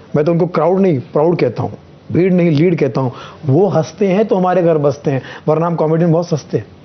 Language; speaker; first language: Hindi; native; Hindi